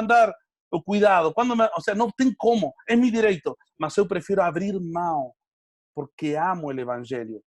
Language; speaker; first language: Portuguese; non-native, learner; Spanish